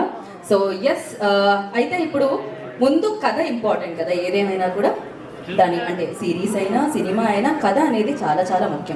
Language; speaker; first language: Telugu; native; Telugu